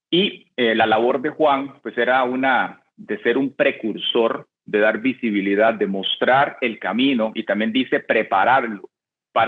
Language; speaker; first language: Spanish; native; Spanish